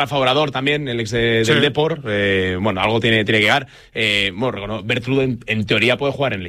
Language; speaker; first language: Spanish; native; Spanish